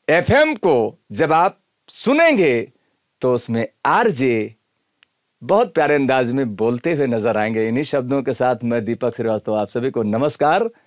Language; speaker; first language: Hindi; native; Hindi